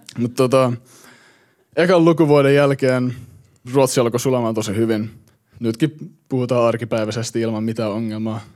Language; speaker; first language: Finnish; early bilingual, heritage; Finnish